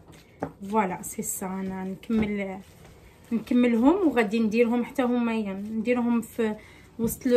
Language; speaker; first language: Arabic; native; Arabic